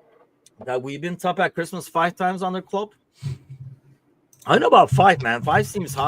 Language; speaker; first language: English; native; English